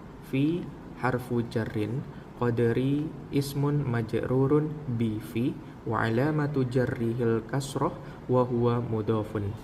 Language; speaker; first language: Arabic; non-native, learner; Indonesian